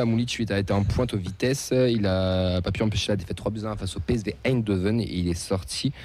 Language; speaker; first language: French; native; French